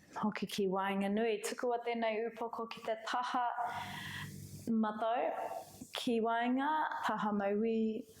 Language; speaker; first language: Māori; non-native, local second language; English